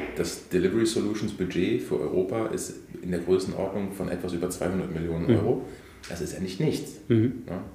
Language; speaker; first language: German; native; German